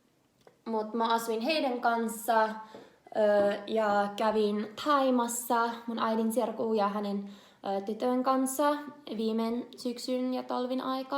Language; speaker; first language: Finnish; non-native, learner; English